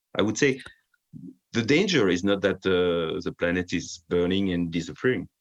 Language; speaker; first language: English; non-native, fluent; French